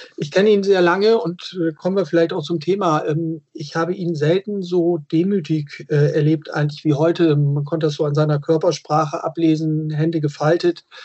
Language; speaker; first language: German; native; German